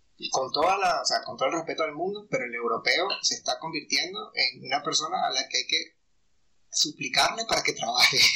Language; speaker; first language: Spanish; native; Spanish